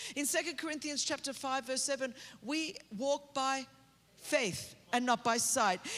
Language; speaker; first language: English; native; English